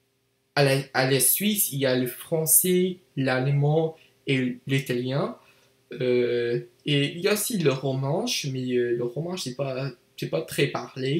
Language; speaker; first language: French; non-native, learner; English